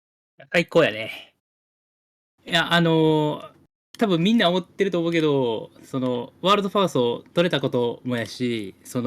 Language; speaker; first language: Japanese; native; Japanese